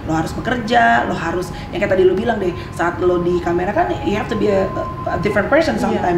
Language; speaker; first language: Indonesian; native; Indonesian